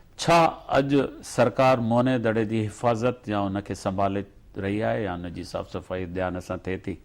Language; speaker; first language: Sindhi; native; Sindhi